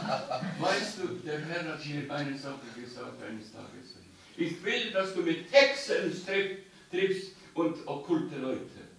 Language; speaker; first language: German; non-native, learner; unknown